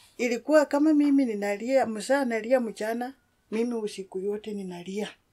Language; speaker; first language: Swahili; non-native, local second language; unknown